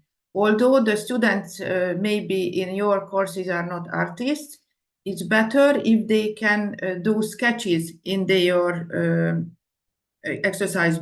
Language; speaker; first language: English; non-native, fluent; Indonesian